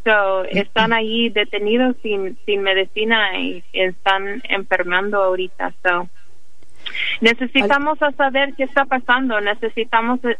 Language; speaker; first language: Spanish; early bilingual, heritage; English